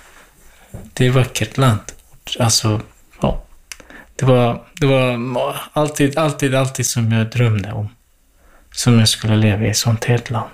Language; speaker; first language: Swedish; non-native, fluent; Kurdish